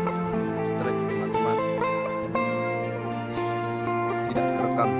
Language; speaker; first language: Indonesian; native; Indonesian